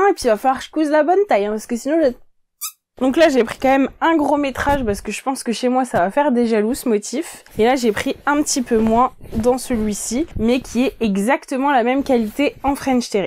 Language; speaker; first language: French; native; French